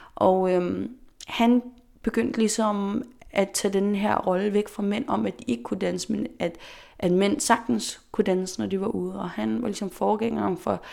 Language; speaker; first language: Danish; non-native, local second language; Faroese